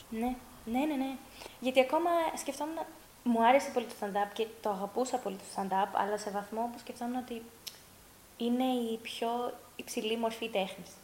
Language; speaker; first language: Greek; early bilingual, heritage; Greek